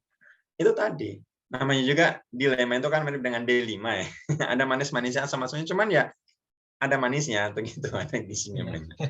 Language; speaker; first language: Indonesian; native; Indonesian